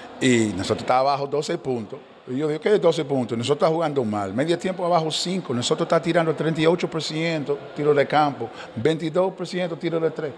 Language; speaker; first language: Spanish; non-native, learner; English